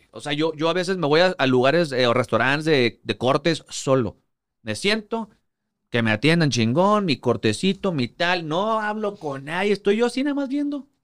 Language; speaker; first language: Spanish; native; Spanish